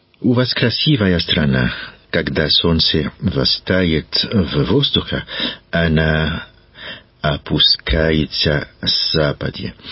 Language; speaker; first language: Russian; non-native, learner; French